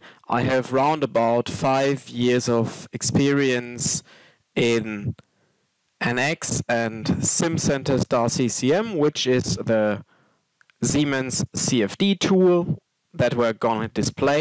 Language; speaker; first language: English; non-native, fluent; German